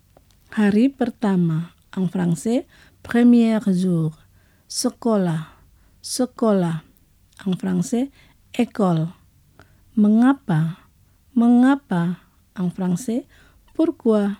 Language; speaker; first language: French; non-native, fluent; Indonesian